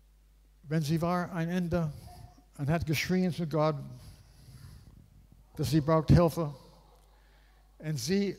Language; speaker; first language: German; non-native, learner; English